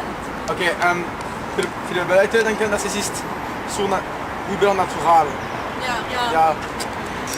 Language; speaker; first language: German; non-native, learner; French